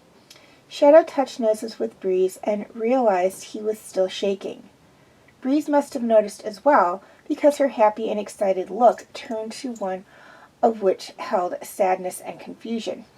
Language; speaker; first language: English; native; English